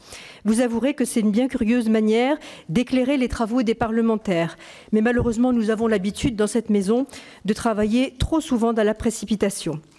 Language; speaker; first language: French; native; French